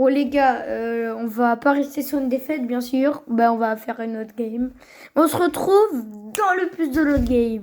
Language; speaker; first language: French; native; French